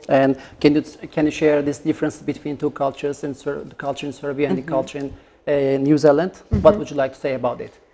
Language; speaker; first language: English; non-native, fluent; Turkish